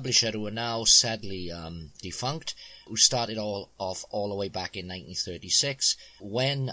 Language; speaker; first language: English; native; English